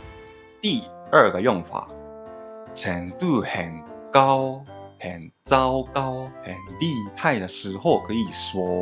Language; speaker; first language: Chinese; non-native, fluent; Japanese